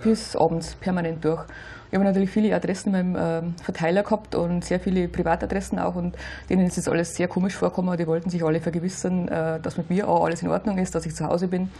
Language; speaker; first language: German; native; German